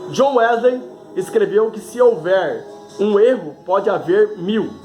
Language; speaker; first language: Portuguese; native; Portuguese